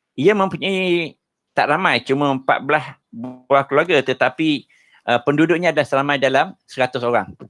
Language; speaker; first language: Malay; native; Malay